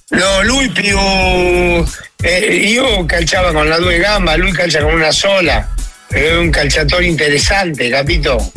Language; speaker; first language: Italian; non-native, fluent; Spanish